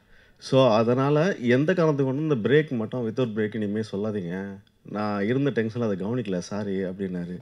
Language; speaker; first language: Tamil; native; Tamil